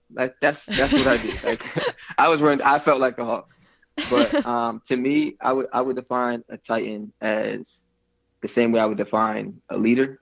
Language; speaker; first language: English; native; English